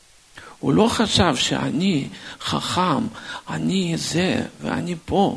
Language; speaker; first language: Hebrew; non-native, fluent; Russian